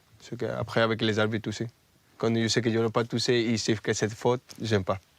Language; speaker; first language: French; non-native, fluent; Spanish